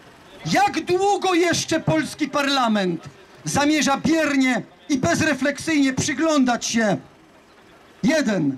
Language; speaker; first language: Polish; native; Polish